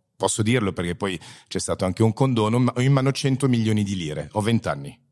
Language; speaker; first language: Italian; early bilingual, heritage; Italian